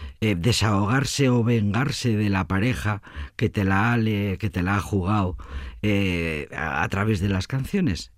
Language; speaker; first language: Spanish; native; Spanish